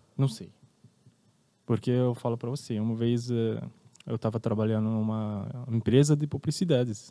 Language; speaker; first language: Portuguese; non-native, fluent; Arabic